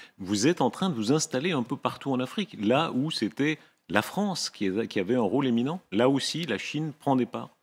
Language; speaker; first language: French; native; French